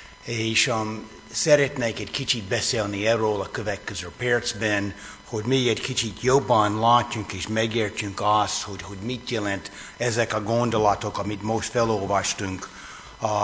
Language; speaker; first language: Hungarian; non-native, fluent; English